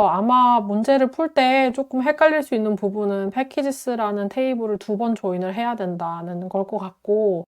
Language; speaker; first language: Korean; native; Korean